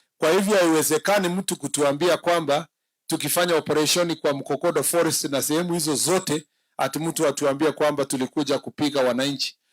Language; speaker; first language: Swahili; non-native, local second language; Kalenjin